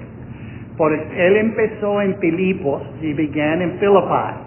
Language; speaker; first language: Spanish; non-native, fluent; English